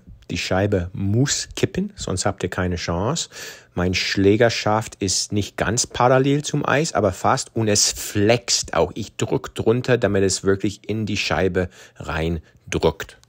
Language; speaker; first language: German; non-native, fluent; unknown